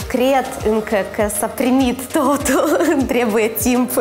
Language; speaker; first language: Romanian; non-native, local second language; Russian